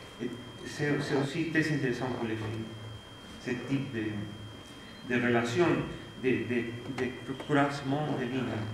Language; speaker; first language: French; non-native, fluent; Spanish